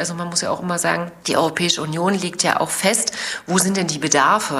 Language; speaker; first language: German; native; German